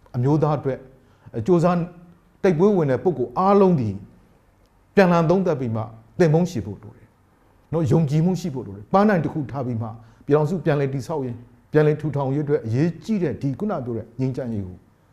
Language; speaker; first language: Burmese; native; Burmese